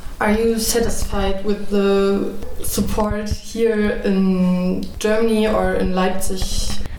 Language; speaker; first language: English; non-native, fluent; German